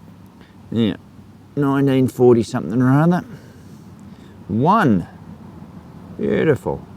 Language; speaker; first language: English; native; English